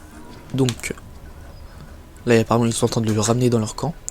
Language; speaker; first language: French; native; French